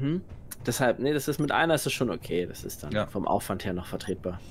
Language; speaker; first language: German; native; German